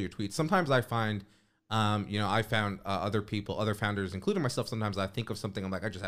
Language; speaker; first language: English; native; English